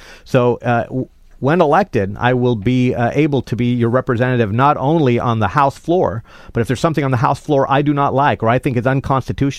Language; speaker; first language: English; native; English